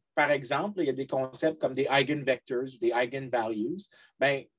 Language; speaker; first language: French; native; French